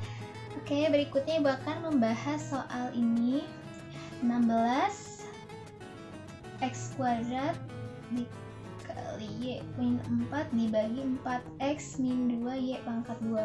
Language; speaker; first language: Indonesian; native; Indonesian